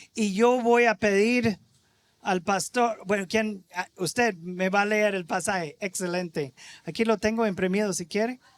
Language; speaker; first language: Spanish; non-native, fluent; English